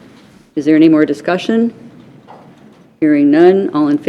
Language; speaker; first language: English; native; English